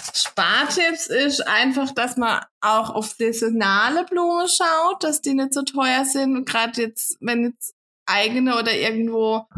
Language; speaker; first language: German; native; German